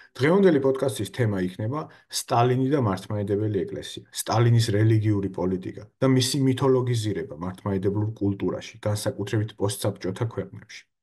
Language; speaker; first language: Georgian; native; Georgian